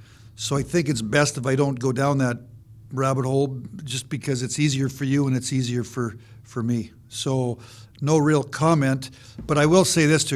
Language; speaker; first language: English; native; English